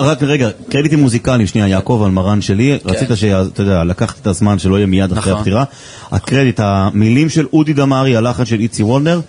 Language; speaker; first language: Hebrew; native; Hebrew